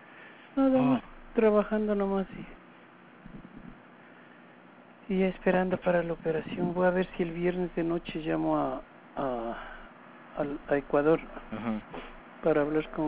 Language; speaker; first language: Spanish; native; Spanish